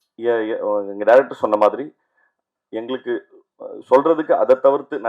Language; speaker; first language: Tamil; native; Tamil